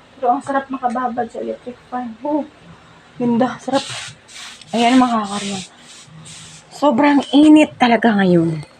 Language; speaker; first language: Filipino; non-native, local second language; Cebuano